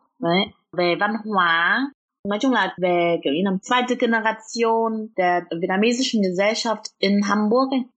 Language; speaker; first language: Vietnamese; early bilingual, other home language; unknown